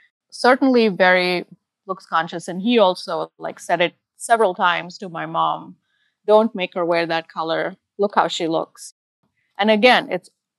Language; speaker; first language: English; non-native, local second language; Urdu